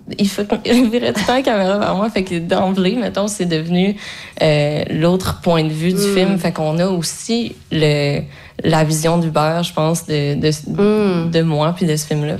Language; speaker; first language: French; native; French